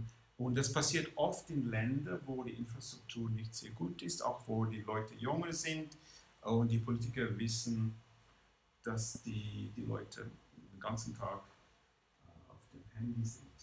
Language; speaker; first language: German; non-native, fluent; English